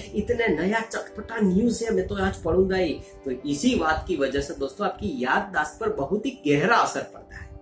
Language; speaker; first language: Hindi; non-native, local second language; Gujarati